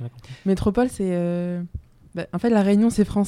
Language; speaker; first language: French; native; French